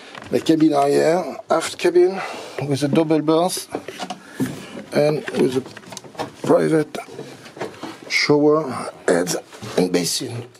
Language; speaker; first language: English; non-native, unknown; French